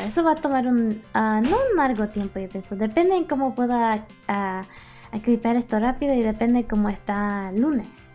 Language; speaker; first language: Spanish; early bilingual, other home language; English